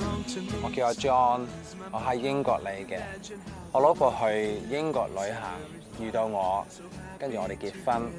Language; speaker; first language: Cantonese; non-native, learner; English